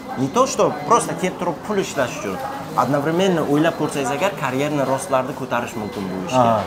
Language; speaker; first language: Uzbek; native; Uzbek